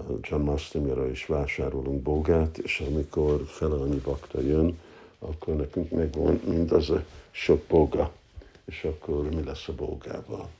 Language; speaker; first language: Hungarian; early bilingual, heritage; Hungarian